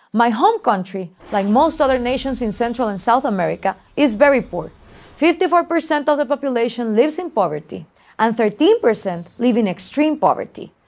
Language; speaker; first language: English; non-native, fluent; Spanish